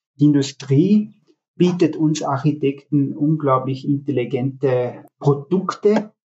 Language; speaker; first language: German; native; German